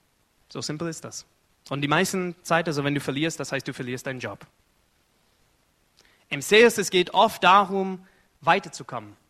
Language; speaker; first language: German; non-native, fluent; Arabic